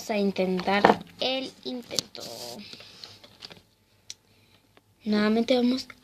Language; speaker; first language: Spanish; native; Spanish